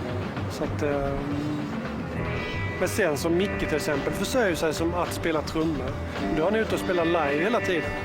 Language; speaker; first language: Swedish; native; Swedish